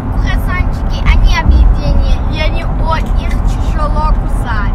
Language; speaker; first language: Russian; early bilingual, heritage; Russian